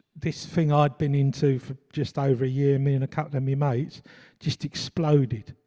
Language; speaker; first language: English; native; English